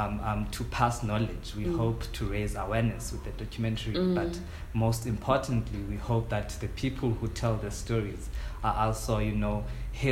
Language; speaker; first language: English; non-native, local second language; Xhosa